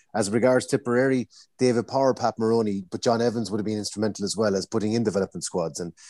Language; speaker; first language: English; native; English